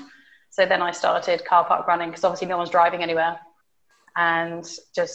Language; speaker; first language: English; native; English